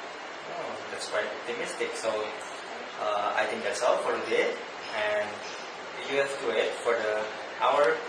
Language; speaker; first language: English; non-native, learner; Indonesian